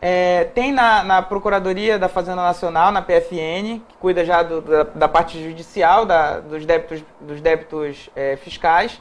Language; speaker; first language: Portuguese; native; Portuguese